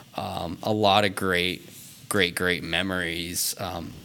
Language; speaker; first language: English; native; English